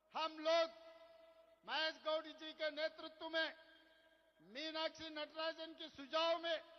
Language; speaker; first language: Hindi; non-native, local second language; Telugu